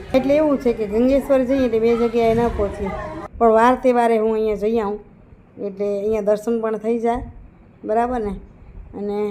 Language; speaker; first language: Gujarati; non-native, local second language; Kachhi